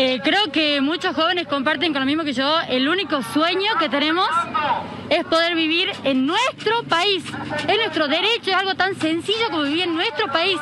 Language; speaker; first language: Spanish; native; Spanish